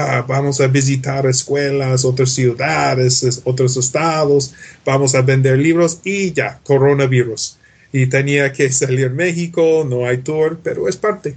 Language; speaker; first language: Spanish; non-native, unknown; English